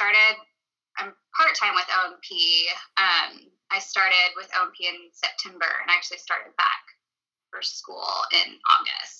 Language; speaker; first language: English; native; English